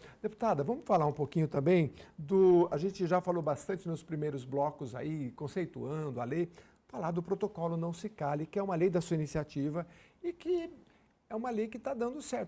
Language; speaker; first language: Portuguese; native; Portuguese